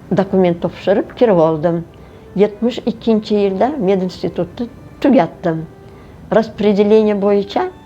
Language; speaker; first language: Uzbek; non-native, local second language; Russian